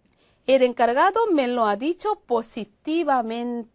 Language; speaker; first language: Spanish; non-native, fluent; Korean